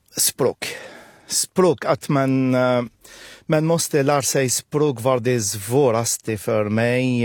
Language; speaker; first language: Swedish; non-native, fluent; Arabic